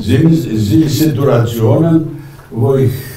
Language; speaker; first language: German; non-native, fluent; Greek